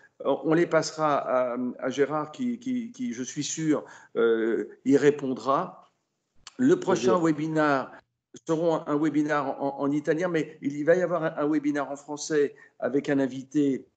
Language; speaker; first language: French; native; French